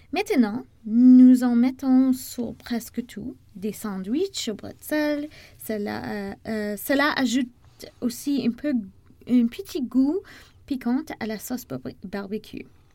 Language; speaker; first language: French; non-native, fluent; English